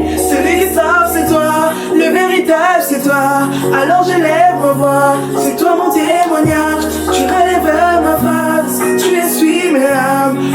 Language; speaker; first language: French; non-native, local second language; Lingala